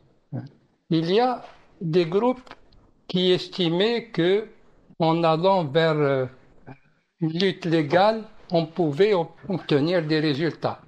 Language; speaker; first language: French; non-native, local second language; Arabic